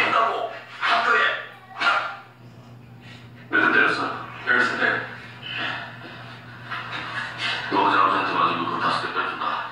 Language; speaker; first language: Korean; native; Korean